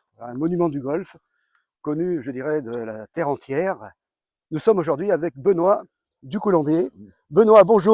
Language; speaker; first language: French; native; French